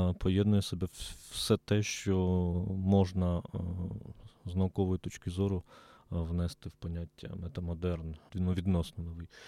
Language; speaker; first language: Ukrainian; native; Ukrainian